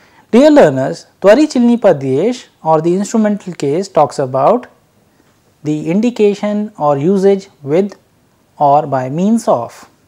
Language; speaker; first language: English; non-native, local second language; Hindi